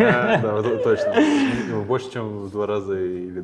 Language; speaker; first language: Russian; native; Russian